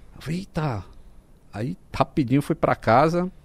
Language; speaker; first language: Portuguese; native; Portuguese